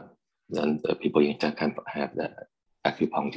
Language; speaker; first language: English; non-native, learner; Chinese